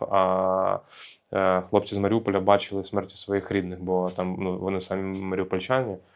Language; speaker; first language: Ukrainian; native; Ukrainian